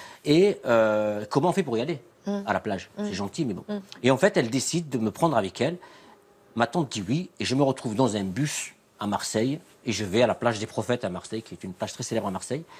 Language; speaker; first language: French; native; French